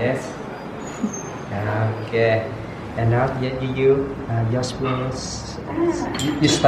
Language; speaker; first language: English; non-native, local second language; Vietnamese